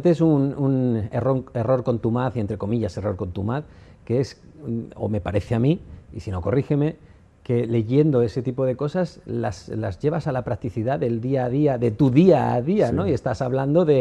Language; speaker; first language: Spanish; native; Spanish